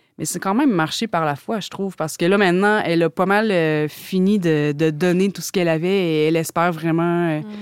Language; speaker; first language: French; native; French